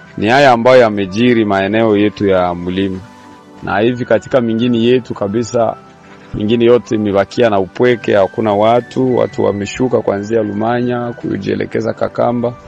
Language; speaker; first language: Swahili; native; Swahili